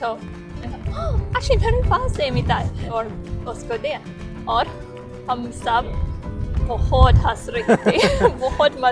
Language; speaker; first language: Hindi; non-native, learner; English